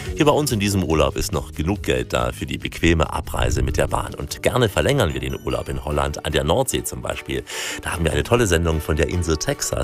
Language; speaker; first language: German; native; German